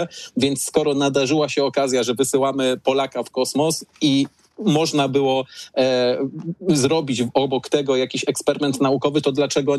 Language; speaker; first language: Polish; native; Polish